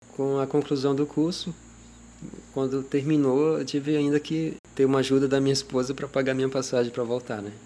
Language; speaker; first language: Portuguese; native; Portuguese